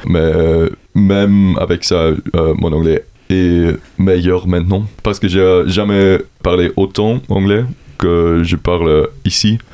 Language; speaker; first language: French; non-native, learner; German